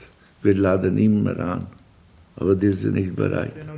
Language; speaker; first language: German; non-native, fluent; Albanian